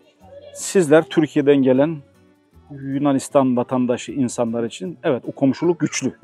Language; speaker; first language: Turkish; native; Turkish